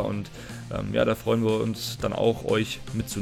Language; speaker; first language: German; native; German